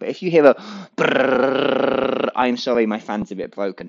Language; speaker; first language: English; native; English